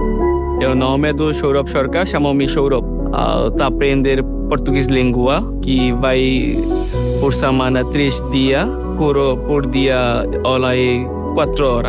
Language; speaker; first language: Portuguese; non-native, learner; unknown